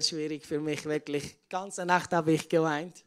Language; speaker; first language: German; non-native, learner; Persian